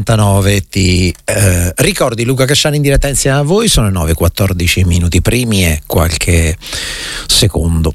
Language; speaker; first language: Italian; native; Italian